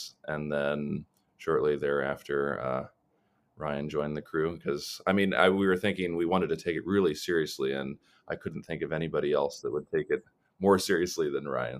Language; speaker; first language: English; native; English